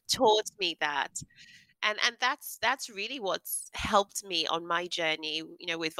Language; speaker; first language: English; non-native, local second language; Yoruba